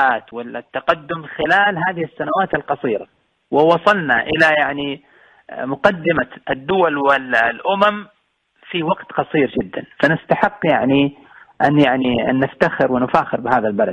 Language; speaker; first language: Arabic; native; Arabic